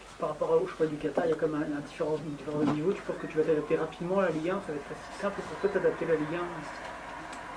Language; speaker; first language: French; native; French